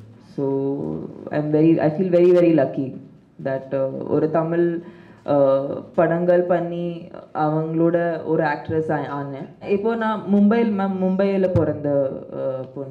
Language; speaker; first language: Tamil; non-native, fluent; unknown